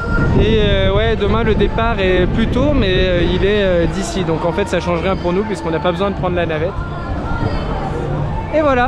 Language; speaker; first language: French; native; French